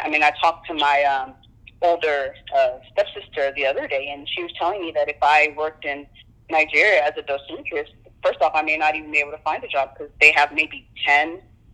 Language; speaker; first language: English; non-native, local second language; Yoruba